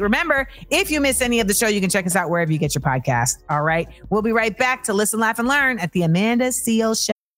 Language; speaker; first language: English; native; English